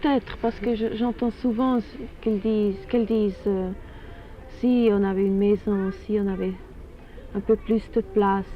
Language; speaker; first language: French; non-native, fluent; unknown